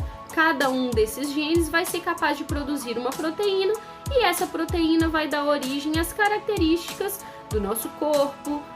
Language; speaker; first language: Portuguese; native; Portuguese